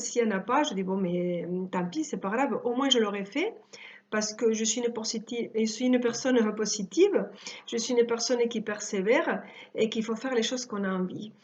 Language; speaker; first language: French; early bilingual, other home language; Spanish